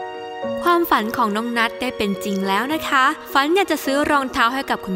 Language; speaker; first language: Thai; native; Thai